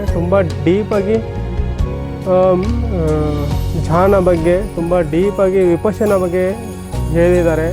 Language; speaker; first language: Kannada; non-native, local second language; Marathi